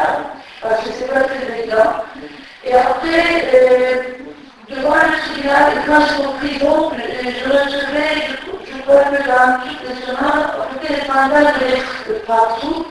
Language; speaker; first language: French; non-native, fluent; Turkish